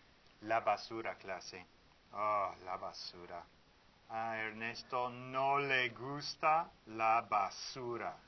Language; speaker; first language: Spanish; non-native, learner; English